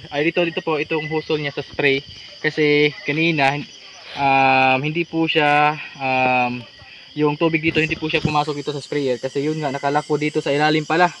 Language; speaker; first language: Filipino; native; Filipino